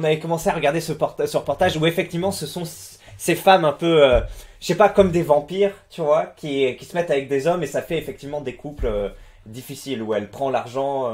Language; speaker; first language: French; native; French